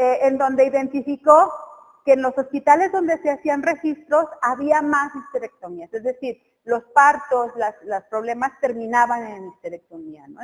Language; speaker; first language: Spanish; native; Spanish